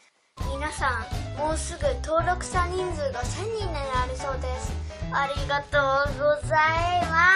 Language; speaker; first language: Japanese; early bilingual, other home language; Korean